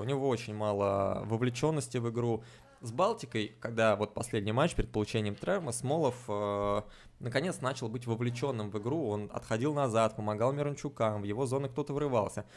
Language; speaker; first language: Russian; native; Russian